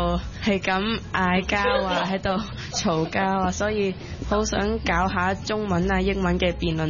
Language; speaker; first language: Chinese; early bilingual, other home language; Vietnamese